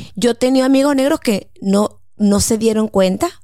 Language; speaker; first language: Spanish; native; Spanish